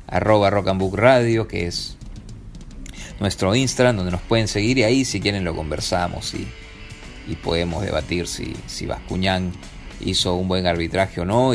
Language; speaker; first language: Spanish; native; Spanish